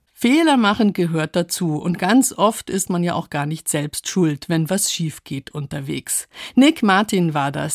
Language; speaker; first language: German; native; German